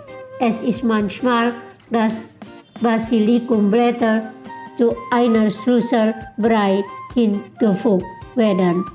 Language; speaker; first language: German; non-native, learner; Indonesian